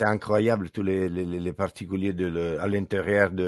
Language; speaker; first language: French; non-native, learner; Italian